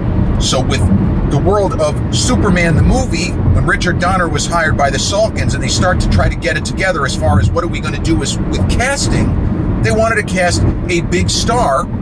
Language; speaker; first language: English; native; English